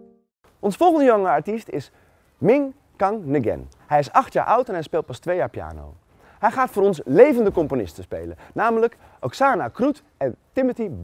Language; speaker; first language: Dutch; native; Dutch